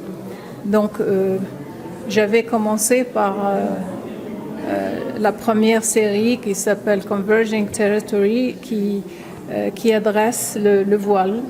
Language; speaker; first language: French; non-native, local second language; Arabic